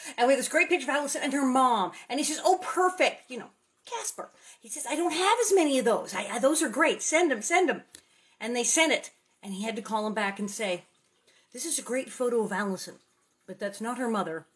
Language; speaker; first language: English; native; English